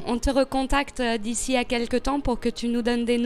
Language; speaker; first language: French; native; French